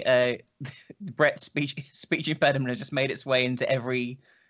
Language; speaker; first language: English; native; English